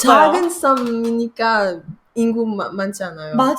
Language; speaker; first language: Korean; non-native, learner; French